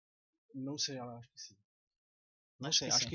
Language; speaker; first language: Portuguese; non-native, learner; Czech